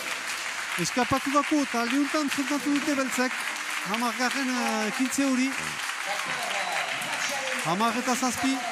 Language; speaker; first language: Basque; native; Basque